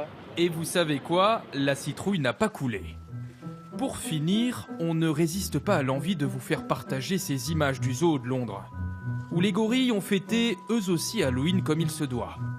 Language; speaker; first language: French; native; French